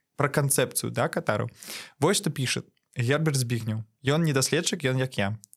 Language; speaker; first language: Belarusian; non-native, local second language; Russian